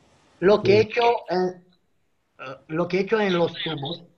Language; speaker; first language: Spanish; non-native, fluent; Romanian